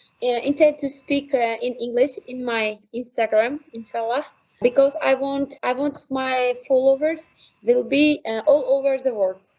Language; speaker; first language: English; non-native, learner; Uzbek